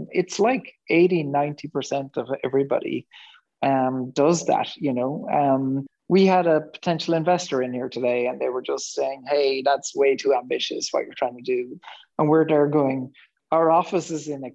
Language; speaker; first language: English; native; English